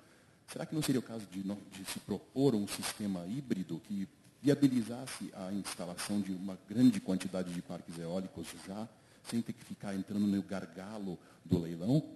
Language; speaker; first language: Portuguese; native; Portuguese